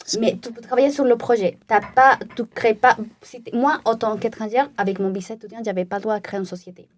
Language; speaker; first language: French; non-native, fluent; Spanish